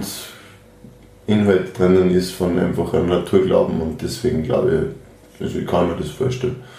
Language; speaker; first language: German; native; German